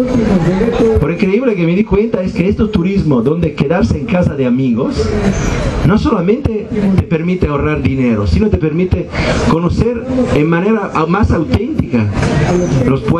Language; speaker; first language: Spanish; non-native, fluent; Italian